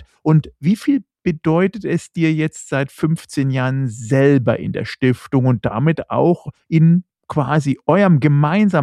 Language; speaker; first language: German; native; German